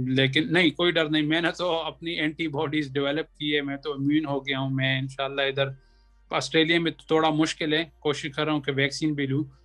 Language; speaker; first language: Urdu; non-native, local second language; Pashto